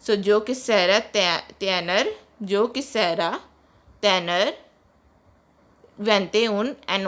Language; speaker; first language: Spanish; non-native, learner; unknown